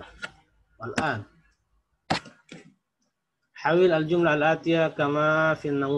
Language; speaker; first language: Arabic; non-native, fluent; Indonesian